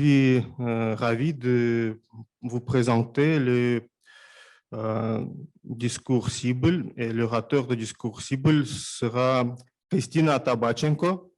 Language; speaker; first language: French; non-native, fluent; Russian